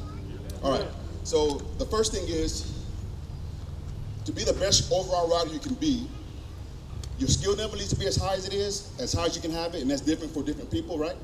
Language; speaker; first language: English; native; English